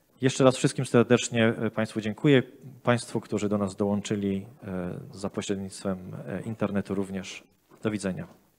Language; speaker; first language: Polish; native; Polish